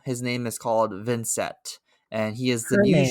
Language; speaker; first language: English; native; English